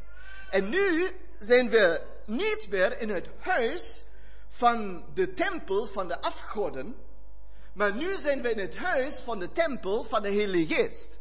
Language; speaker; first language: Dutch; non-native, fluent; German